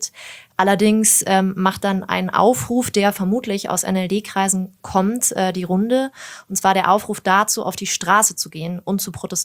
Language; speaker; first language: German; native; German